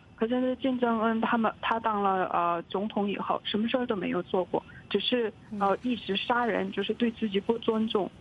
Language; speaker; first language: Chinese; non-native, fluent; Korean